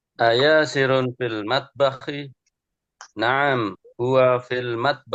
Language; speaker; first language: Arabic; non-native, learner; Indonesian